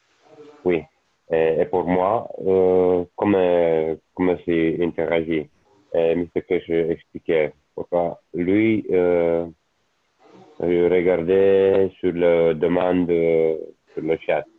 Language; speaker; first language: French; non-native, learner; Italian